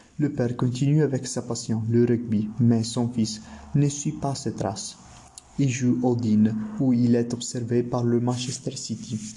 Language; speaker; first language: French; non-native, learner; Italian